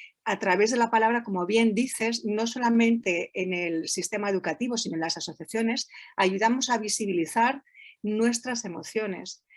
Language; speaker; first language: Spanish; native; Spanish